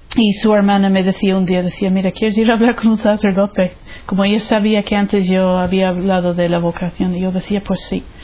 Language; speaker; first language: Spanish; non-native, fluent; English